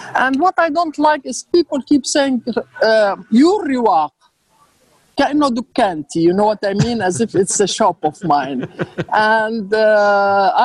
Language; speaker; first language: English; non-native, fluent; Arabic